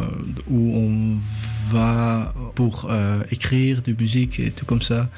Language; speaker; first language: French; non-native, fluent; Dutch